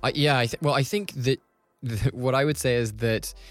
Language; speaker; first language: English; native; English